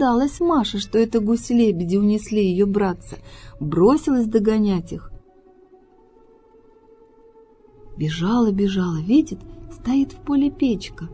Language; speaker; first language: Russian; native; Russian